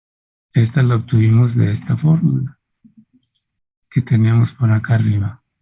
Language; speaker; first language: Spanish; native; Spanish